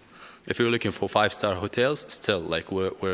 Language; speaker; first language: English; non-native, fluent; Arabic